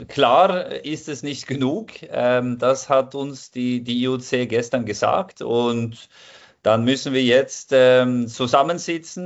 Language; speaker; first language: German; non-native, fluent; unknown